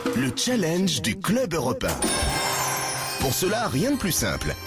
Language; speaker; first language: French; native; French